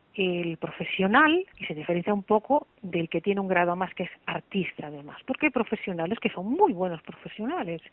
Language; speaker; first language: Spanish; native; Spanish